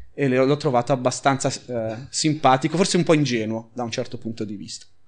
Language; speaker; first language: Italian; native; Italian